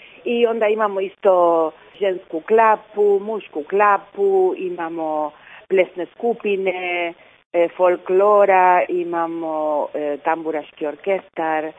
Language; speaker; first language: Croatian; early bilingual, heritage; Croatian